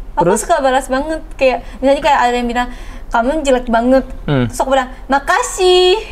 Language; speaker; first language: Indonesian; non-native, fluent; Japanese